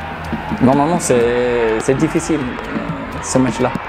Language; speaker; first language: French; non-native, learner; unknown